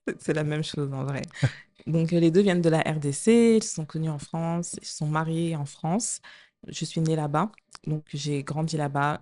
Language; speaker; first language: French; native; French